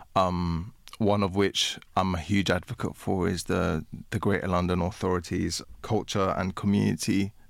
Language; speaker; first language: English; native; English